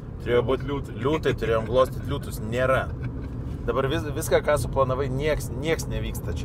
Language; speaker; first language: Lithuanian; native; Lithuanian